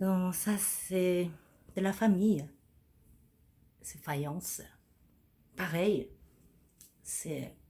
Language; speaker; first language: French; non-native, fluent; Korean